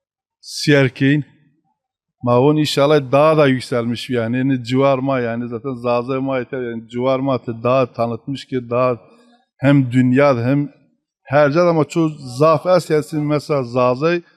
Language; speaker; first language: Turkish; non-native, local second language; Zaza